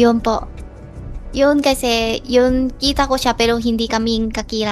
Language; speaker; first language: Filipino; non-native, learner; Chinese